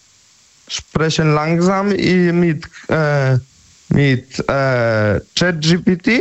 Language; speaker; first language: German; non-native, learner; Polish